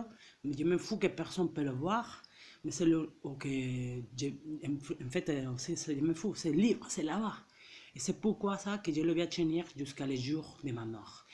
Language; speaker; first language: French; non-native, fluent; Catalan